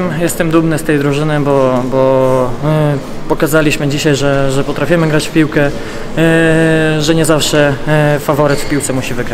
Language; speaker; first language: Polish; native; Polish